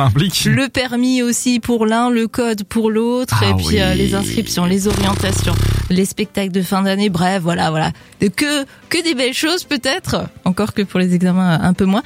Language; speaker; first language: French; native; French